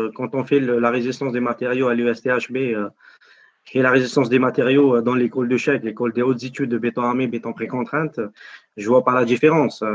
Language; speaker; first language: French; non-native, local second language; Arabic